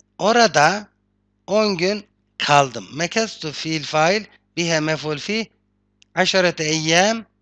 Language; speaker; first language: Arabic; non-native, fluent; Turkish